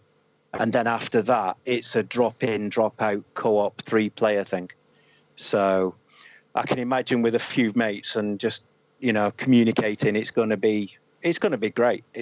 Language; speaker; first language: English; native; English